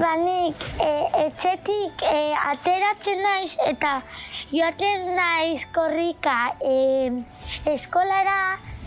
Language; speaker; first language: Basque; non-native, local second language; Spanish